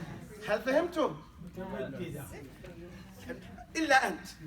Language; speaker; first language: Arabic; non-native, fluent; English